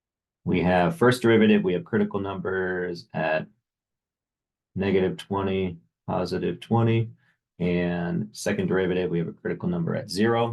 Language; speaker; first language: English; native; English